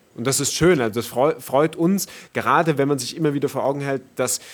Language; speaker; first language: German; native; German